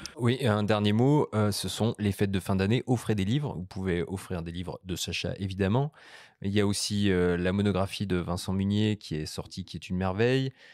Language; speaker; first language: French; native; French